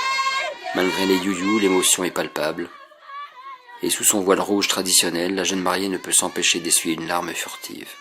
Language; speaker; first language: French; native; French